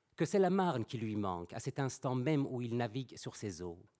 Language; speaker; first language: French; non-native, fluent; Persian